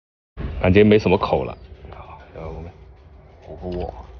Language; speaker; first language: Chinese; native; Chinese